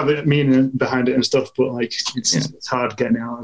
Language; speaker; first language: English; native; English